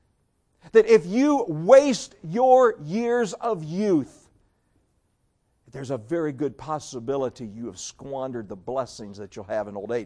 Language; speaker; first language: English; native; English